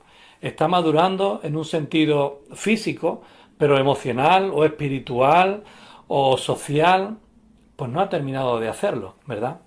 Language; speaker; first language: Spanish; native; Spanish